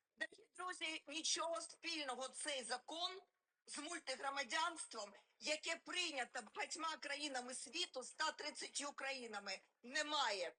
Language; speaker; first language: Ukrainian; non-native, local second language; Russian